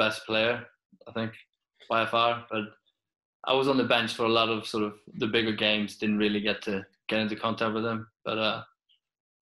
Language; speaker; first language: English; non-native, fluent; Icelandic